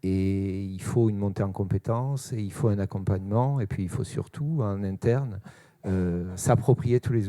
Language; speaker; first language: French; native; French